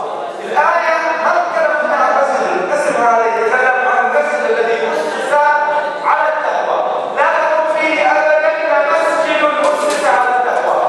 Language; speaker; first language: Arabic; native; Arabic